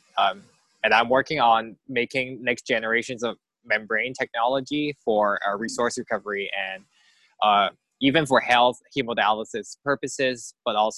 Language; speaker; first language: English; non-native, local second language; Cantonese